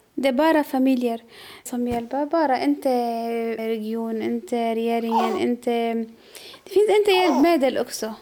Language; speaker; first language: Swedish; non-native, learner; Arabic